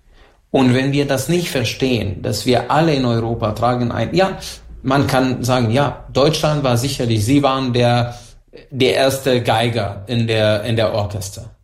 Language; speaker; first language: German; non-native, fluent; Hungarian